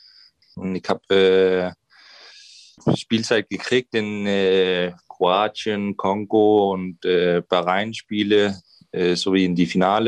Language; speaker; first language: German; non-native, fluent; Danish